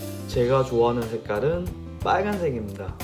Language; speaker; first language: Korean; early bilingual, heritage; Korean